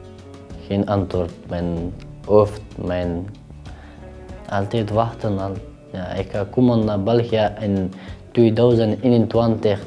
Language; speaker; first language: Dutch; non-native, learner; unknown